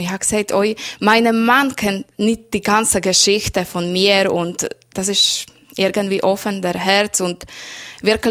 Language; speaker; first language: German; non-native, learner; Slovak